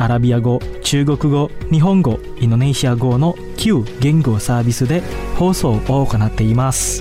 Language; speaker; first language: Japanese; non-native, fluent; Indonesian